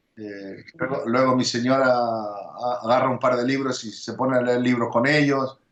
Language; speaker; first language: Spanish; early bilingual, heritage; Spanish